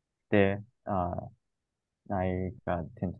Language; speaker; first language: Korean; non-native, learner; Japanese